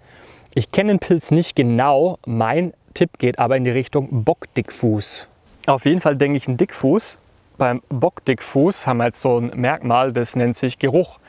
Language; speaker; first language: German; native; German